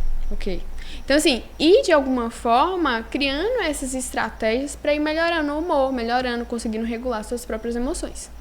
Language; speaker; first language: Portuguese; native; Portuguese